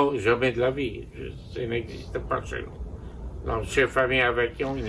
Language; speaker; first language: French; non-native, local second language; Armenian